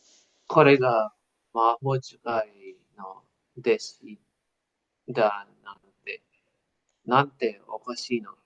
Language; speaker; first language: Japanese; non-native, learner; English